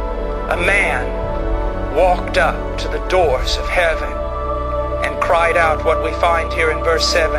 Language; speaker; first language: English; native; English